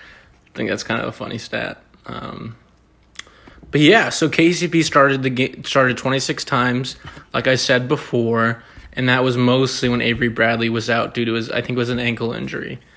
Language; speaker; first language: English; native; English